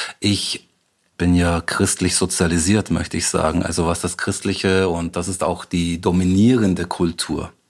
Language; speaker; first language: German; native; German